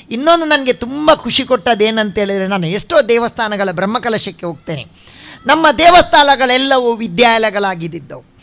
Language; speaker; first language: Kannada; non-native, local second language; Tulu